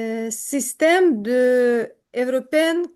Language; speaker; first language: French; non-native, learner; Ukrainian